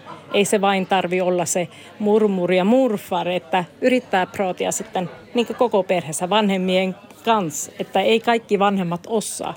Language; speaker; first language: Finnish; non-native, local second language; Swedish